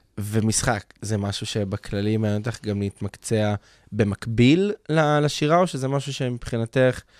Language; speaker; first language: Hebrew; native; Hebrew